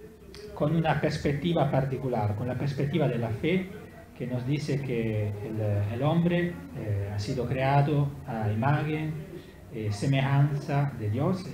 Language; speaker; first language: Spanish; non-native, learner; Italian